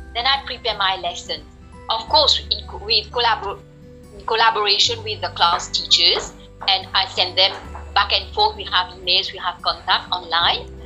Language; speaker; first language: English; non-native, fluent; French